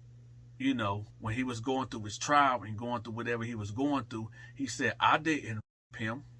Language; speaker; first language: English; native; English